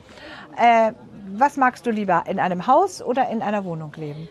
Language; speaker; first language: German; native; German